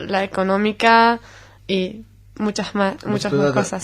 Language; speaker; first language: Spanish; non-native, fluent; Hebrew